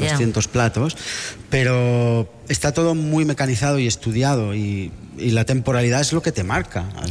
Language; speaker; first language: Spanish; non-native, local second language; Catalan